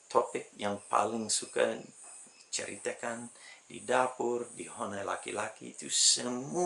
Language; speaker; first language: Indonesian; non-native, fluent; English